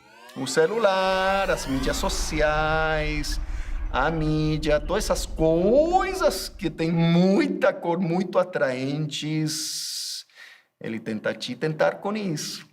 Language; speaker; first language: Portuguese; non-native, fluent; English